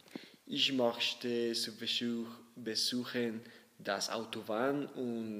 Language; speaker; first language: German; non-native, learner; Spanish